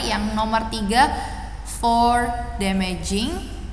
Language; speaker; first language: English; non-native, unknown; Indonesian